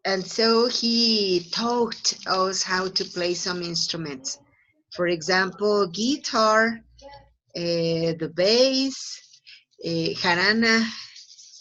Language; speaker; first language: English; non-native, fluent; Spanish